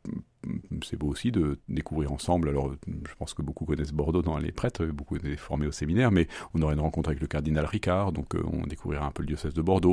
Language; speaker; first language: French; native; French